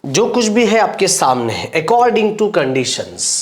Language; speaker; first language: Hindi; non-native, local second language; Marathi